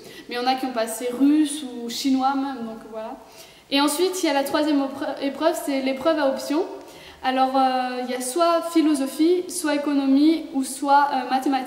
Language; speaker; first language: French; native; French